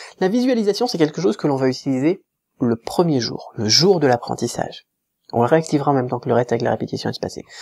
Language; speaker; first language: French; native; French